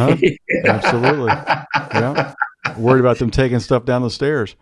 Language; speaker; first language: English; native; English